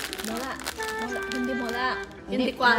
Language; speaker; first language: Filipino; non-native, learner; Indonesian